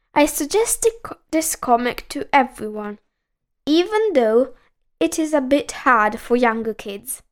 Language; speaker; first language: English; non-native, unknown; Italian